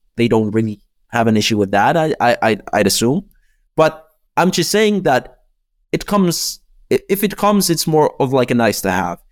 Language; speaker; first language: English; non-native, fluent; Czech